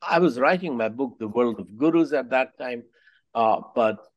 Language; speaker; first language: English; non-native, local second language; Hindi